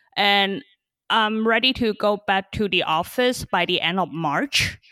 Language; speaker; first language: English; early bilingual, other home language; Chinese